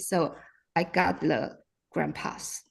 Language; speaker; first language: English; non-native, fluent; Chinese